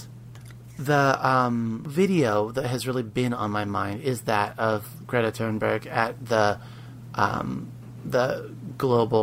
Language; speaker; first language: English; native; English